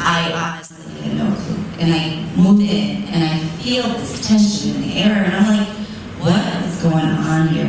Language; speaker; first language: English; early bilingual, other home language; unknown